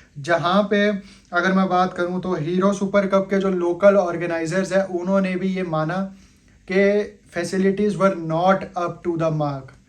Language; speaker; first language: Hindi; native; Hindi